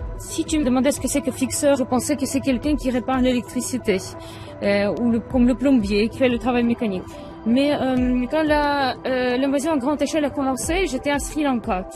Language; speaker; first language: French; non-native, fluent; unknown